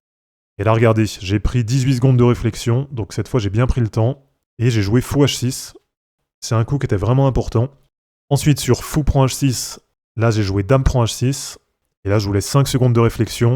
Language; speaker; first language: French; native; French